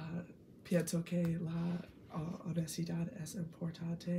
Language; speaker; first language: Spanish; non-native, learner; English